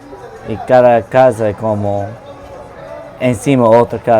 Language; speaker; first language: Portuguese; non-native, learner; English